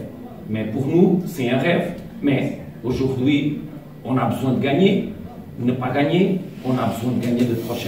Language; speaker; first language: French; non-native, learner; Portuguese